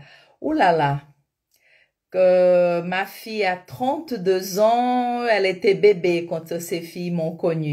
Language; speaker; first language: French; non-native, fluent; Portuguese